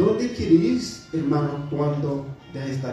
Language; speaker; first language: Spanish; non-native, fluent; Haitian Creole